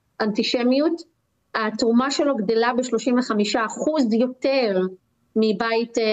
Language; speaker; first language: Hebrew; native; Hebrew